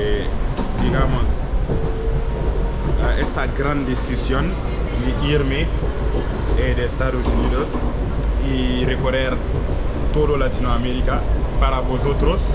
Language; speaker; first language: Spanish; non-native, learner; French